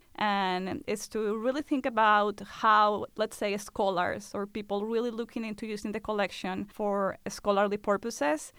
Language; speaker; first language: English; non-native, fluent; Spanish